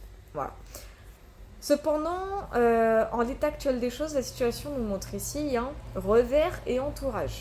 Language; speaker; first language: French; native; French